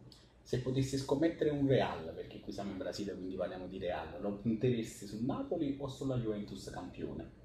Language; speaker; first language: Italian; native; Italian